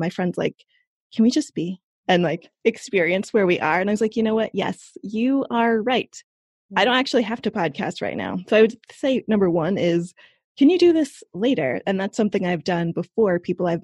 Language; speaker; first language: English; native; English